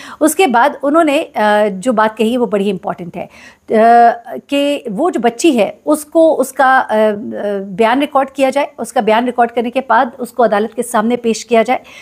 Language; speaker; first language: Urdu; native; Urdu